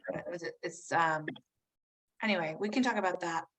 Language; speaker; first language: English; native; English